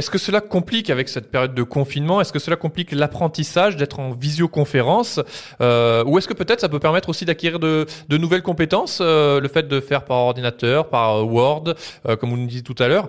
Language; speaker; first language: French; native; French